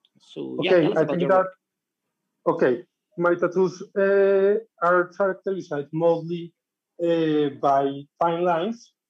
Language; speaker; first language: English; non-native, learner; Spanish